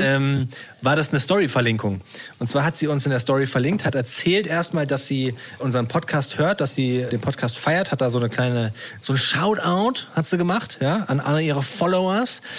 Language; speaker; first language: German; native; German